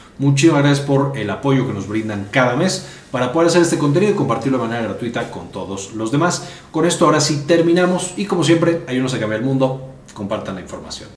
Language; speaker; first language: Spanish; native; Spanish